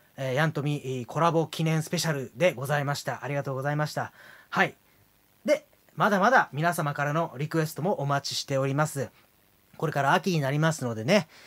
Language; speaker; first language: Japanese; native; Japanese